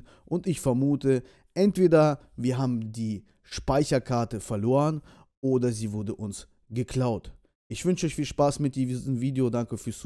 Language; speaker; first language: German; early bilingual, other home language; Russian